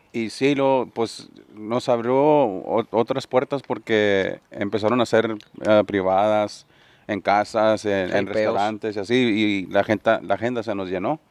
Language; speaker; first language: Spanish; native; Spanish